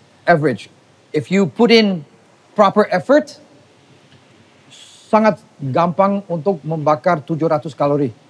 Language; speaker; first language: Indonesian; non-native, fluent; English